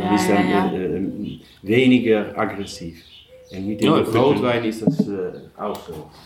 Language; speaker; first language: German; non-native, learner; Dutch